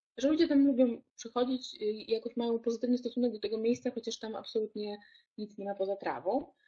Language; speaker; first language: Polish; native; Polish